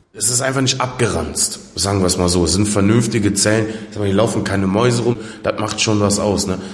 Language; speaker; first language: German; native; German